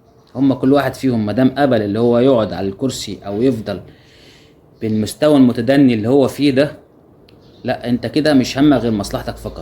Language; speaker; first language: Arabic; native; Arabic